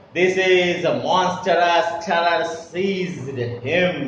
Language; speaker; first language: English; non-native, local second language; Marathi